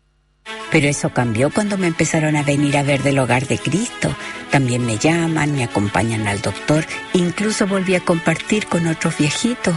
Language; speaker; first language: Spanish; native; Spanish